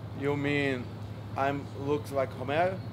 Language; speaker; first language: English; non-native, learner; Portuguese